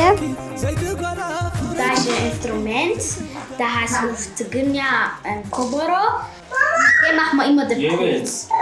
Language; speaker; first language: German; early bilingual, other home language; Tigrinya